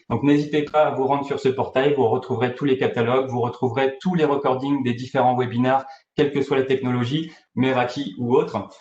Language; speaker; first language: French; native; French